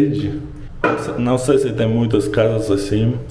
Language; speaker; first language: Portuguese; non-native, learner; Russian